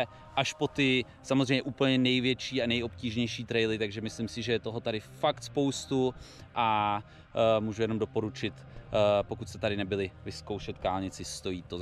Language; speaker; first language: Czech; native; Czech